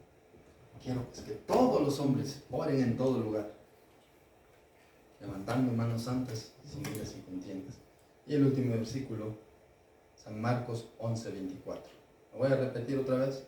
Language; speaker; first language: Spanish; native; Spanish